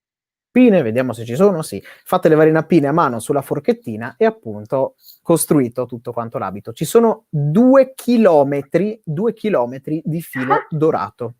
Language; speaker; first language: Italian; native; Italian